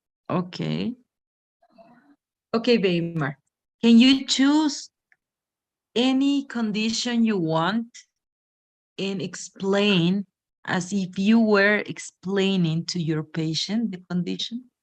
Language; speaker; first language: English; non-native, fluent; Spanish